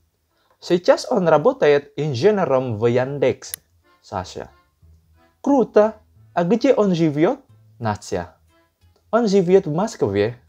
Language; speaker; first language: Russian; non-native, learner; Indonesian